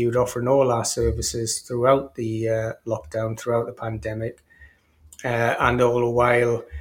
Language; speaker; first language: English; native; English